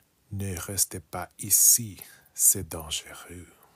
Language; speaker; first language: French; non-native, learner; English